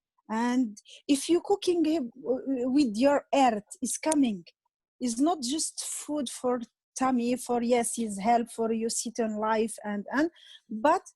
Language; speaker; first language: English; non-native, learner; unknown